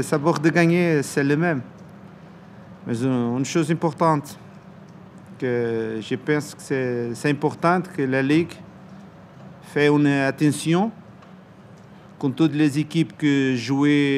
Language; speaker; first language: French; non-native, learner; Portuguese